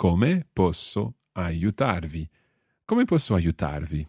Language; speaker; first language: Italian; non-native, fluent; English